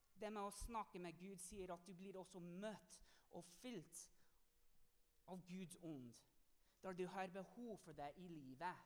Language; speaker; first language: Norwegian; non-native, fluent; English